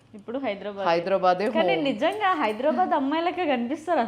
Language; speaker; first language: Telugu; native; Telugu